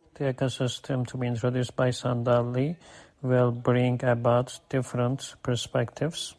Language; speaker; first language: English; non-native, fluent; Turkish